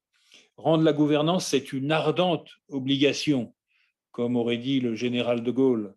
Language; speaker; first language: French; native; French